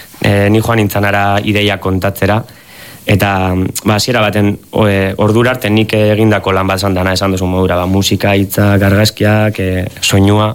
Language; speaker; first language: Basque; native; Basque